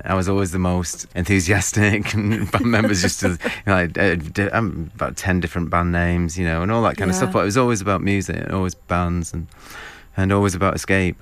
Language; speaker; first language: English; native; English